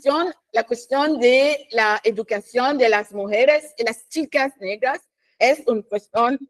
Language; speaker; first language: Spanish; non-native, fluent; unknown